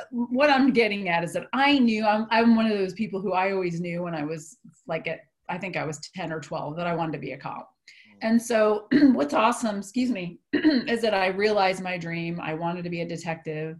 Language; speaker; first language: English; native; English